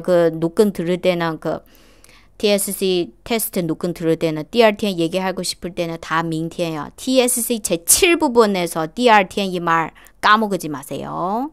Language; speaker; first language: Korean; non-native, fluent; Chinese